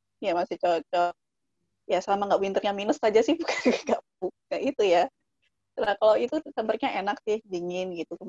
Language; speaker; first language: Indonesian; native; Indonesian